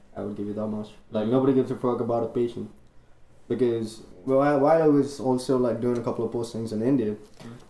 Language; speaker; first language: English; non-native, local second language; Tamil